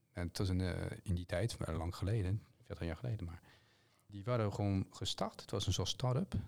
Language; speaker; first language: Dutch; non-native, fluent; French